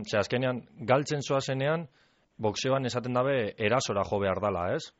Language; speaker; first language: Basque; native; Basque